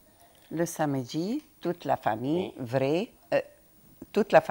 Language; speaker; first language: French; non-native, fluent; Arabic